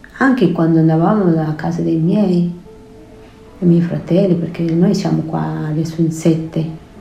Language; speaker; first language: Italian; non-native, fluent; Spanish